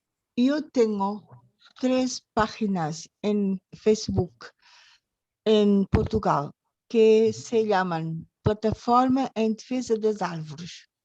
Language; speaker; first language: Spanish; non-native, learner; Portuguese